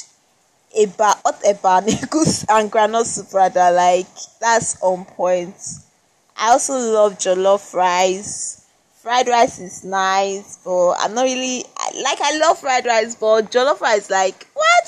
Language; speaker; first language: English; non-native, local second language; Esan